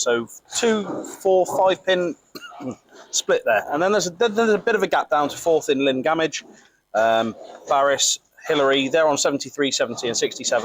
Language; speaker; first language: English; native; English